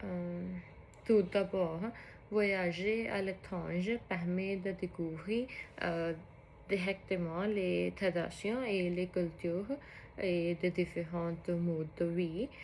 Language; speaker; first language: French; non-native, learner; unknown